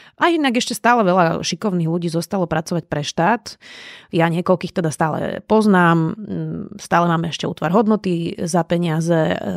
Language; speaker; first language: Slovak; native; Slovak